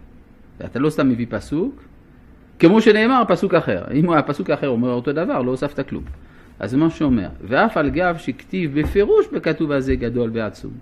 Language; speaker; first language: Hebrew; non-native, fluent; French